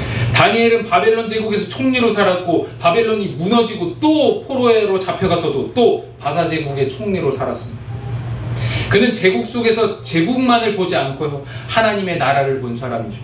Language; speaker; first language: Korean; native; Korean